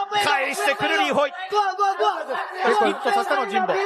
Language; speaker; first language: Japanese; native; Japanese